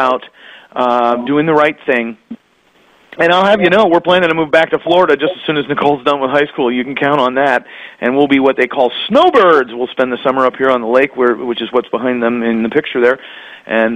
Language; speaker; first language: English; native; English